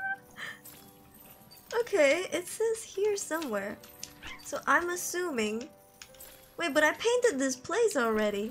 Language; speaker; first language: English; non-native, local second language; Min Nan Chinese